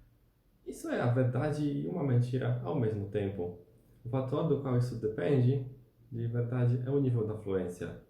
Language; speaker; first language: Portuguese; non-native, fluent; Polish